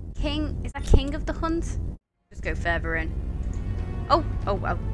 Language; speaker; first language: English; native; English